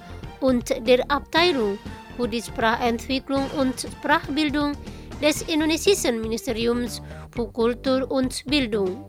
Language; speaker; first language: German; non-native, fluent; Indonesian